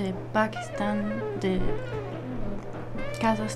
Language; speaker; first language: Spanish; non-native, learner; German